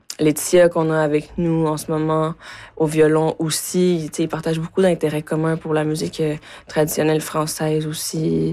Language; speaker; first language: French; early bilingual, other home language; Spanish